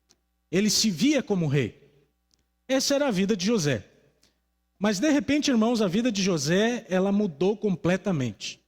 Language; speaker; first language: Portuguese; native; Portuguese